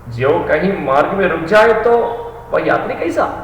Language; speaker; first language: Hindi; non-native, local second language; Malayalam